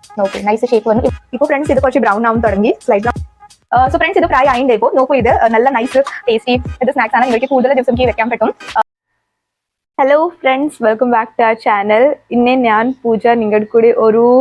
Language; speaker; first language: Malayalam; non-native, local second language; Hindi